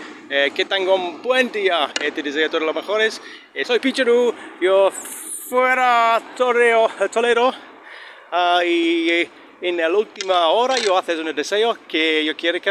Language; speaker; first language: Spanish; non-native, learner; English